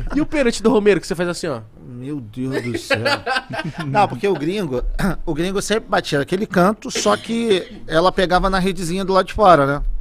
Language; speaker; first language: Portuguese; native; Portuguese